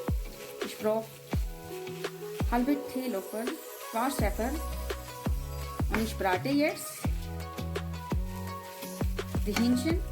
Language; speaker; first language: German; non-native, learner; Urdu